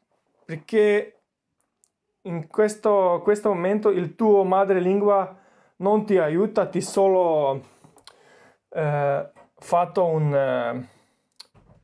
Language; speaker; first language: Italian; non-native, learner; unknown